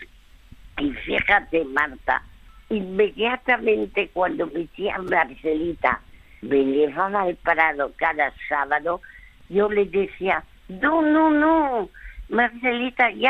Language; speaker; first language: Spanish; early bilingual, other home language; French